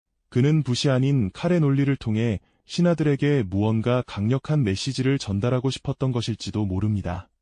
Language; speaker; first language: Korean; native; Korean